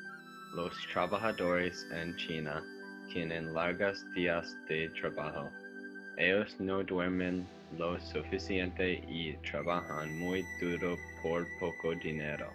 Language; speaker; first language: Spanish; non-native, learner; English